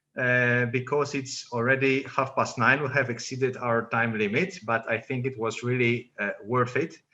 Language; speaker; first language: English; non-native, fluent; Greek